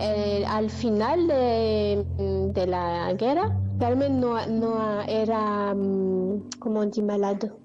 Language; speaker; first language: Spanish; non-native, learner; French